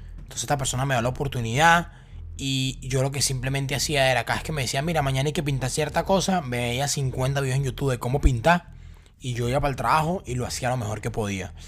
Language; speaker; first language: Spanish; native; Spanish